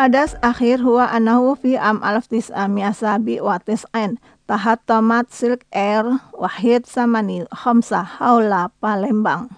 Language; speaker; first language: Arabic; non-native, learner; Indonesian